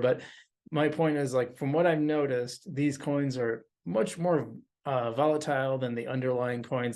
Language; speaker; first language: English; native; English